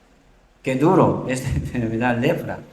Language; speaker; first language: Spanish; non-native, learner; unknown